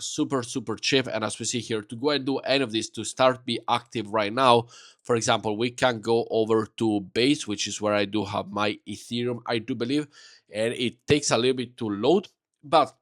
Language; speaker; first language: English; non-native, fluent; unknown